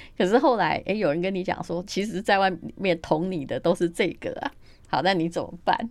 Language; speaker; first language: Chinese; native; Chinese